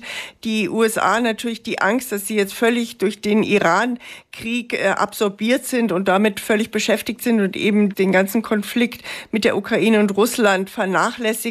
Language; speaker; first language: German; native; German